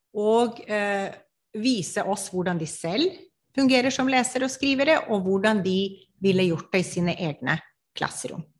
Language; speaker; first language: Norwegian; non-native, fluent; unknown